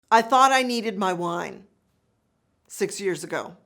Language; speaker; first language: English; native; English